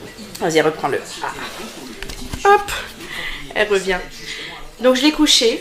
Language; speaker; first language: French; native; French